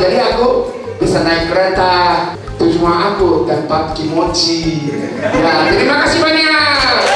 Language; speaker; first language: Indonesian; non-native, fluent; Japanese